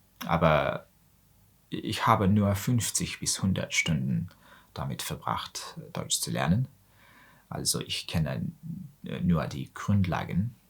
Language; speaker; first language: German; non-native, learner; Mongolian